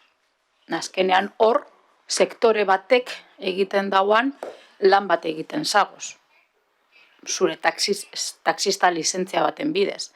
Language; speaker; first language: Basque; native; Basque